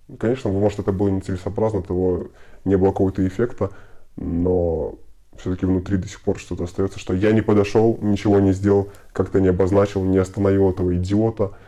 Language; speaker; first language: Russian; native; Russian